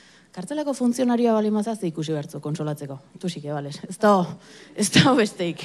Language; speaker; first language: Basque; native; Basque